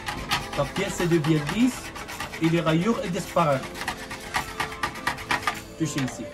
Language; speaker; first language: French; non-native, local second language; Arabic